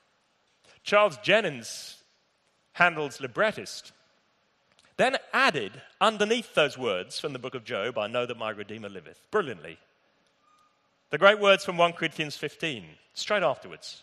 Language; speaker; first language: English; native; English